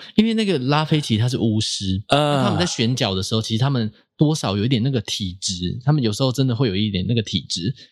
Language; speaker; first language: Chinese; native; Chinese